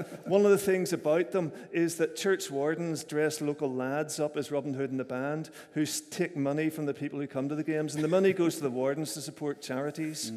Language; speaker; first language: English; native; English